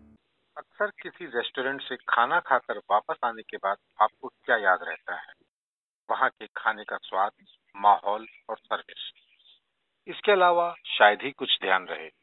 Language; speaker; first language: Hindi; native; Hindi